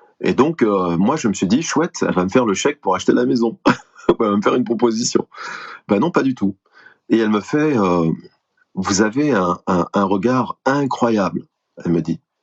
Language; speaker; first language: French; native; French